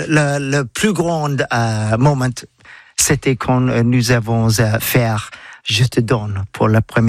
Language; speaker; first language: French; non-native, learner; English